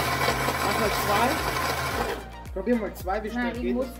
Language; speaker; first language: German; native; German